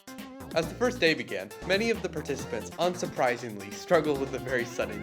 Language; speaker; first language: English; native; English